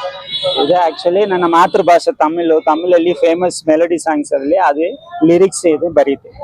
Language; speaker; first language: Kannada; non-native, local second language; Tamil